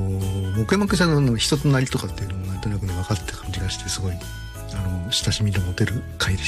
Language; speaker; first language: Japanese; native; Japanese